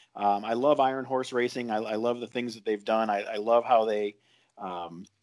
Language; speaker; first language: English; native; English